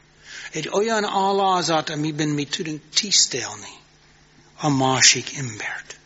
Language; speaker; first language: Hungarian; non-native, fluent; English